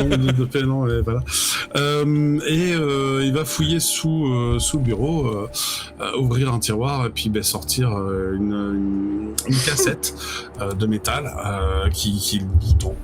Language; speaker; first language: French; native; French